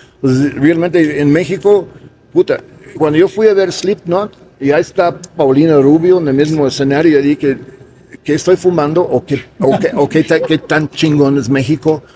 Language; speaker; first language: Spanish; non-native, fluent; English